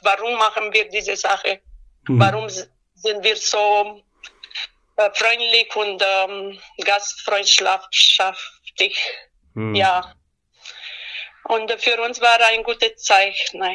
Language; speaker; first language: German; non-native, learner; Romanian